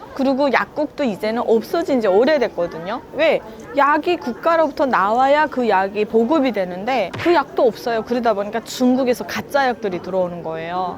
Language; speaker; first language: Korean; native; Korean